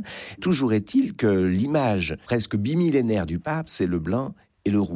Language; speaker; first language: French; native; French